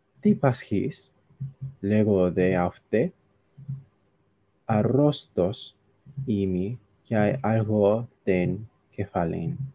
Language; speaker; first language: Greek; non-native, learner; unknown